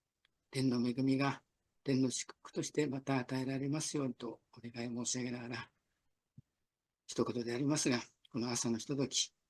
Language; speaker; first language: Japanese; native; Japanese